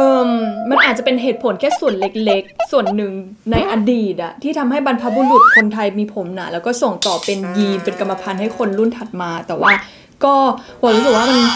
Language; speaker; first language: Thai; native; Thai